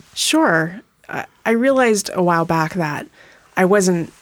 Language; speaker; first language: English; native; English